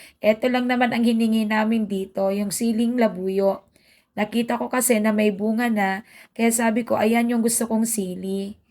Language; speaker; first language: Filipino; non-native, local second language; Bikol